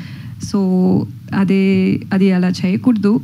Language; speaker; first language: Telugu; non-native, learner; Tamil